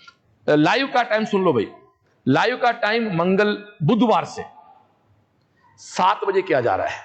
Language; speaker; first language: Hindi; native; Hindi